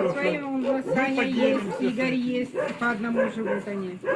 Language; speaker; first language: Russian; native; Russian